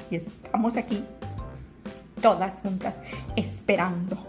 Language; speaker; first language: Spanish; native; Spanish